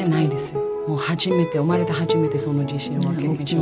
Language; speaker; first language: Japanese; non-native, fluent; Filipino